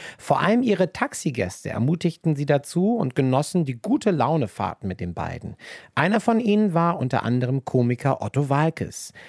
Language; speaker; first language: German; native; German